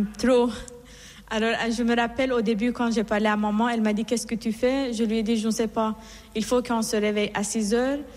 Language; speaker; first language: French; non-native, fluent; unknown